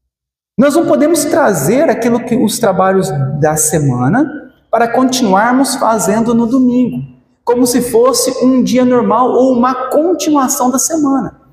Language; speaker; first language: Portuguese; native; Portuguese